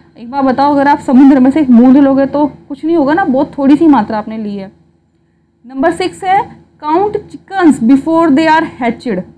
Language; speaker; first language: Hindi; native; Hindi